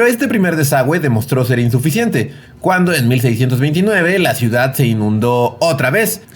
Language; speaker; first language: Spanish; native; Spanish